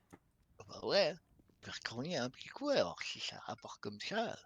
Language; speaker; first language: French; native; French